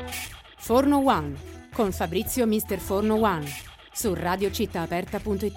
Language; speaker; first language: Italian; native; Italian